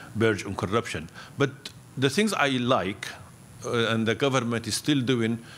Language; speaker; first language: English; non-native, fluent; Arabic